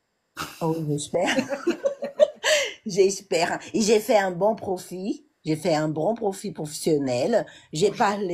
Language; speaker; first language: French; non-native, learner; Portuguese